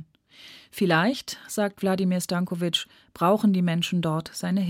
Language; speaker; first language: German; native; German